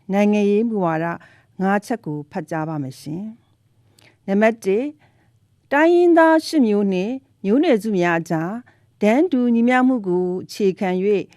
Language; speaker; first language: Burmese; non-native, local second language; S'gaw Karen